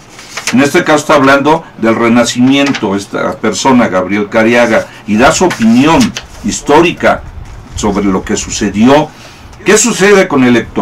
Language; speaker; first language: Spanish; native; Spanish